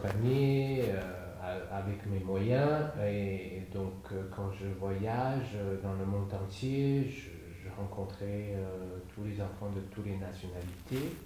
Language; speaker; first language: French; non-native, fluent; Chinese